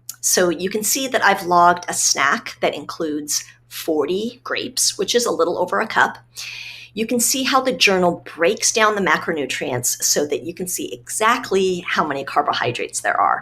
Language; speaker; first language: English; native; English